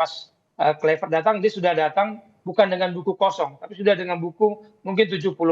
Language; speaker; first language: Indonesian; native; Indonesian